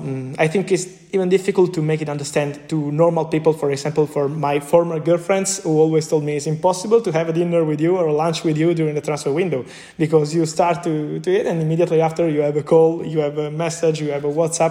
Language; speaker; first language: English; non-native, fluent; Italian